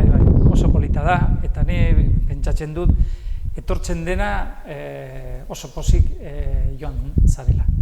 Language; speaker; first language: Basque; non-native, local second language; Spanish